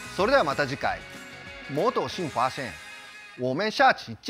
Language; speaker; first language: Japanese; native; Japanese